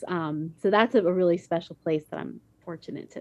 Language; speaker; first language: English; native; English